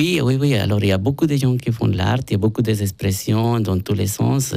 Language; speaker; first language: French; non-native, learner; Spanish